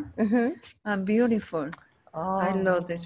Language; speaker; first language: English; non-native, learner; Spanish